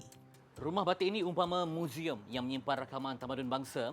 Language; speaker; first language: Malay; native; Malay